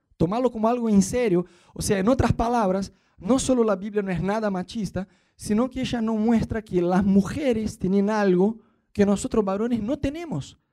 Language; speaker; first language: Spanish; non-native, fluent; Portuguese